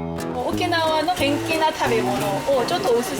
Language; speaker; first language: Japanese; non-native, learner; Korean